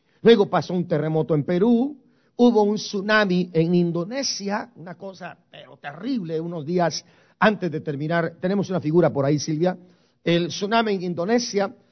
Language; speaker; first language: Spanish; native; Spanish